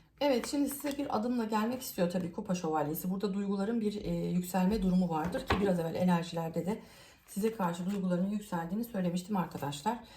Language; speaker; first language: Turkish; native; Turkish